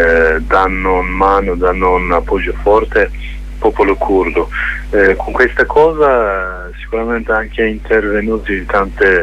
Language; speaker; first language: Italian; non-native, learner; Kurdish